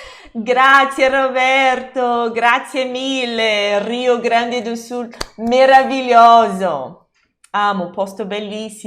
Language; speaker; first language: Italian; non-native, fluent; Portuguese